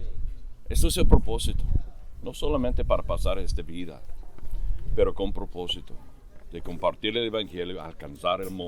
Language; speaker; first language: Spanish; non-native, fluent; English